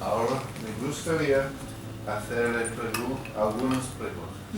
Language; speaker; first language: Spanish; non-native, fluent; English